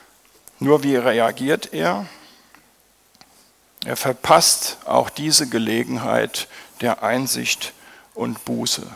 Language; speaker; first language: German; native; German